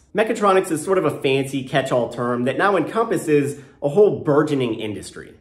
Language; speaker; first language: English; native; English